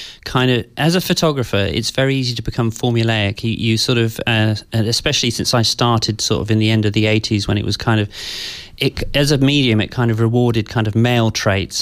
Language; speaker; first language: English; native; English